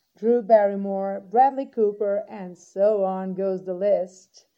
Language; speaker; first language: English; non-native, fluent; Portuguese